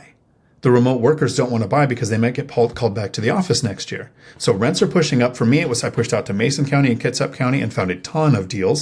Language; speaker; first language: English; native; English